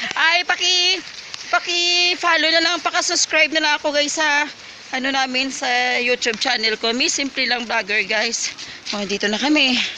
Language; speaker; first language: Filipino; non-native, local second language; Hiligaynon